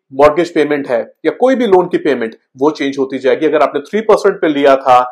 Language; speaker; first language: Hindi; native; Hindi